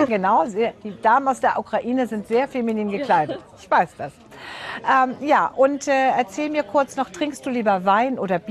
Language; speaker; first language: German; native; German